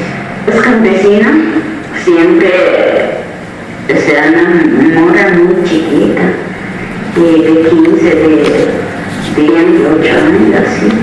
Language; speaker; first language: Spanish; non-native, local second language; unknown